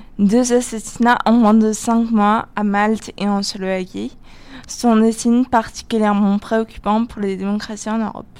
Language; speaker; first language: French; non-native, fluent; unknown